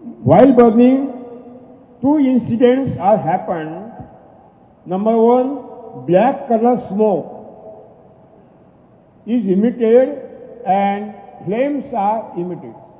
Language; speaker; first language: English; non-native, local second language; Marathi